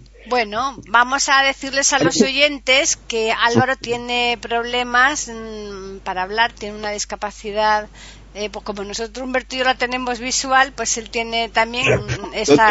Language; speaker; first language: Spanish; native; Spanish